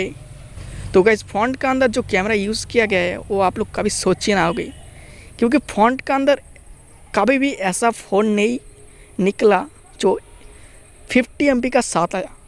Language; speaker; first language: Hindi; non-native, local second language; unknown